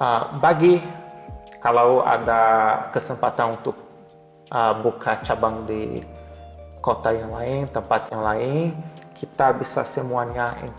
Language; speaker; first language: Indonesian; non-native, learner; Portuguese